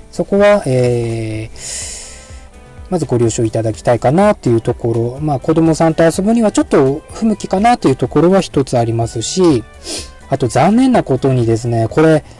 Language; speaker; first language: Japanese; native; Japanese